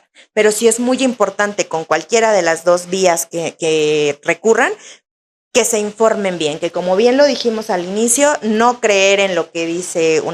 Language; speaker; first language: Spanish; native; Spanish